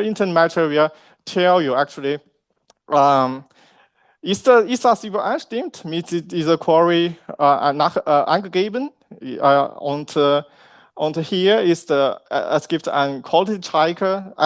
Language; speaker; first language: German; non-native, learner; Chinese